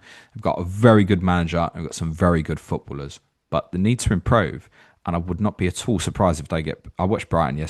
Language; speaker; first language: English; native; English